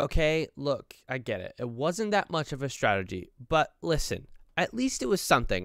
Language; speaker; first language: English; native; English